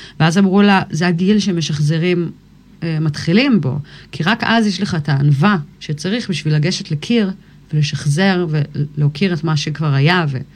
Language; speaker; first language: Hebrew; early bilingual, other home language; English